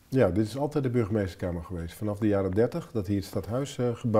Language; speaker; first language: Dutch; native; Dutch